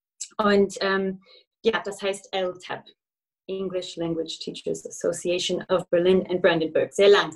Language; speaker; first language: German; non-native, fluent; English